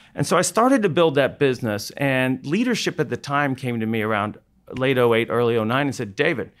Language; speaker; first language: English; native; English